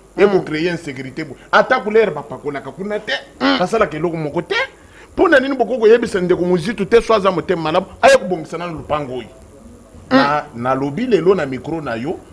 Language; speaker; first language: Lingala; non-native, local second language; Kituba (Democratic Republic of Congo)